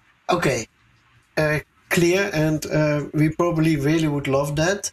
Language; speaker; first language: English; non-native, fluent; Dutch